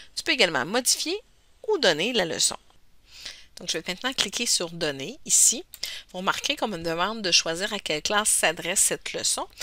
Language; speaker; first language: French; native; French